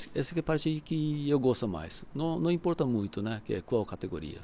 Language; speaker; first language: Portuguese; non-native, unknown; Japanese